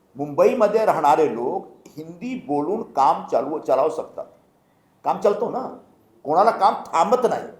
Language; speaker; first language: Marathi; non-native, local second language; Hindi